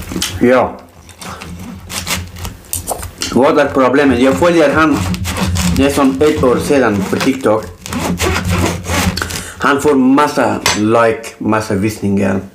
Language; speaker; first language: Swedish; non-native, learner; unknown